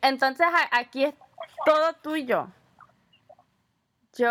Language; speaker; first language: Spanish; early bilingual, heritage; Spanish